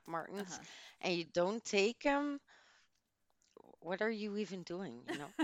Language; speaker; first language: English; non-native, fluent; Dutch